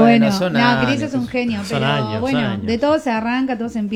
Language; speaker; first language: Spanish; native; Spanish